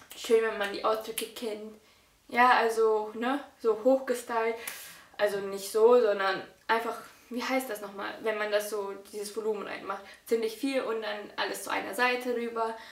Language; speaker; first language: German; early bilingual, other home language; Russian